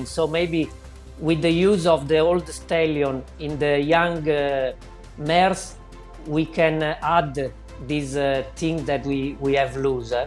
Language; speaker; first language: English; non-native, learner; Italian